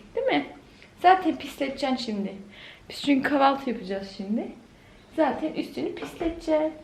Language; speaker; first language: Turkish; early bilingual, heritage; Turkish